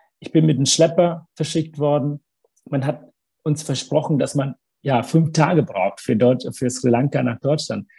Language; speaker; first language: German; early bilingual, other home language; Tamil